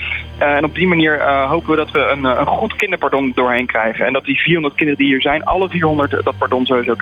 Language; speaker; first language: Dutch; native; Dutch